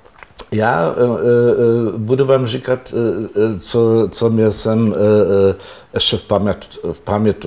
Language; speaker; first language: Czech; non-native, fluent; German